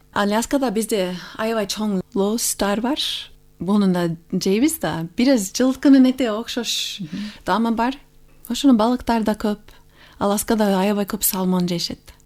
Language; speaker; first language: Kyrgyz; non-native, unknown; English